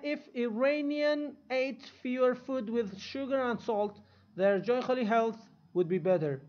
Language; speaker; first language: English; non-native, fluent; Persian